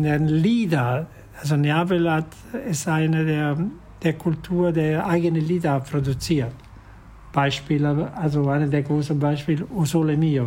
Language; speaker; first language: German; non-native, fluent; Italian